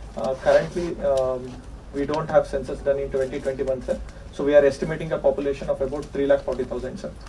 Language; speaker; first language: English; non-native, local second language; Telugu